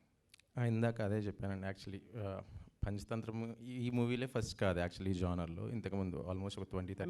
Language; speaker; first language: Telugu; native; Telugu